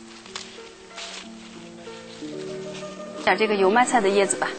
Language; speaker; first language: Chinese; native; Chinese